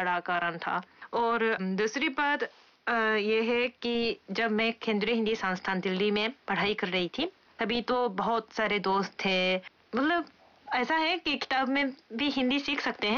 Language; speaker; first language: Hindi; non-native, fluent; Japanese